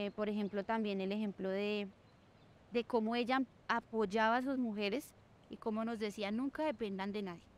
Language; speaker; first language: Spanish; native; Spanish